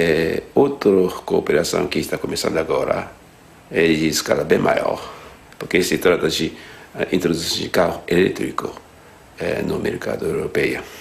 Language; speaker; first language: Portuguese; non-native, fluent; Japanese